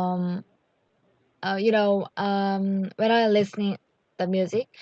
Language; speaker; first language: English; non-native, learner; Korean